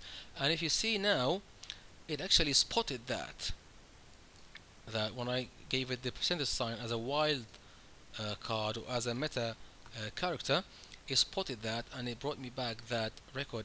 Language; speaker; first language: English; non-native, fluent; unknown